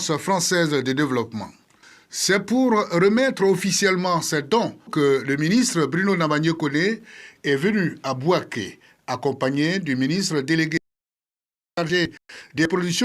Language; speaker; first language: French; native; French